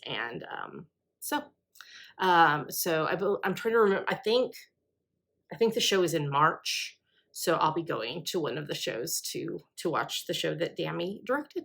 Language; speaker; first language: English; native; English